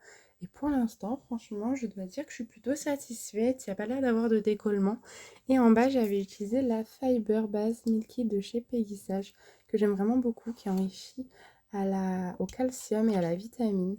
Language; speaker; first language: French; native; French